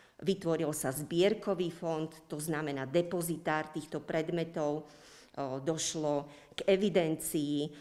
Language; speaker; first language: Slovak; native; Slovak